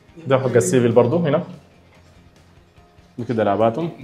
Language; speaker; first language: Arabic; native; Arabic